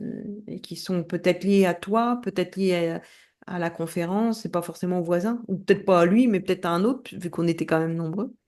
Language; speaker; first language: French; native; French